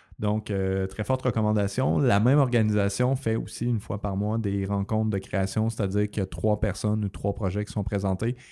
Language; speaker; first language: French; native; French